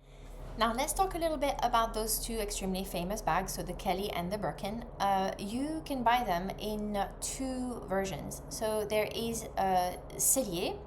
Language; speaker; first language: English; non-native, fluent; French